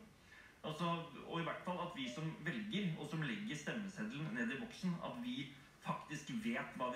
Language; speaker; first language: Norwegian; native; Norwegian